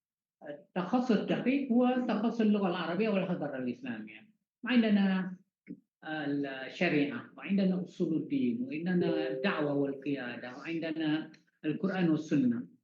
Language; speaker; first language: Arabic; non-native, fluent; Malay